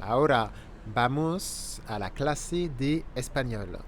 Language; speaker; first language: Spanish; non-native, fluent; French